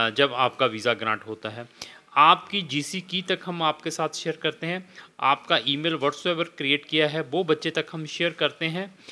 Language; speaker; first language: Hindi; non-native, local second language; Punjabi